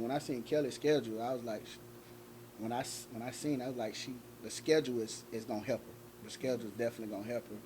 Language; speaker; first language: English; native; English